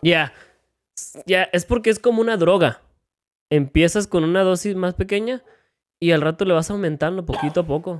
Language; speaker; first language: Spanish; native; Spanish